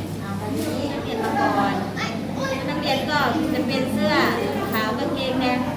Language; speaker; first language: Thai; native; Thai